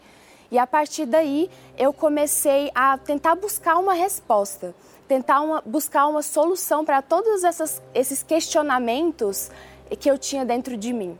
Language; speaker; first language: Portuguese; early bilingual, other home language; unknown